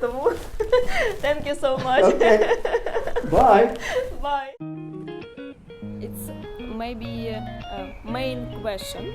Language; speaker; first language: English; non-native, learner; Ukrainian